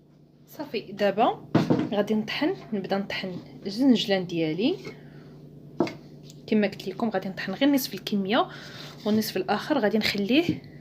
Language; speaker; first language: Arabic; native; Arabic